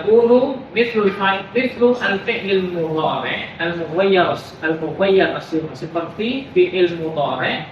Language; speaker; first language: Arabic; non-native, fluent; Malay